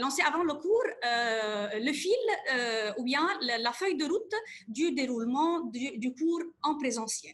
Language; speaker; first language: French; non-native, fluent; Arabic